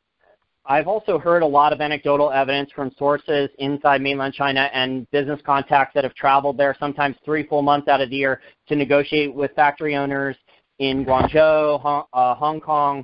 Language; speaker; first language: English; native; English